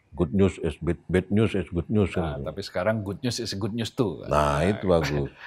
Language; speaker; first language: Indonesian; native; Indonesian